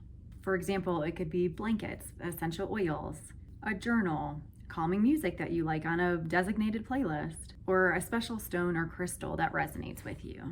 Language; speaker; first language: English; native; English